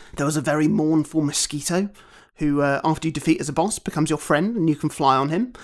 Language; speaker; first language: English; native; English